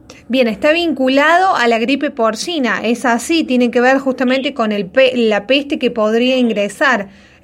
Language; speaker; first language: Spanish; native; Spanish